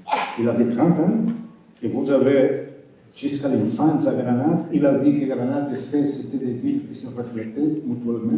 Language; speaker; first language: French; non-native, fluent; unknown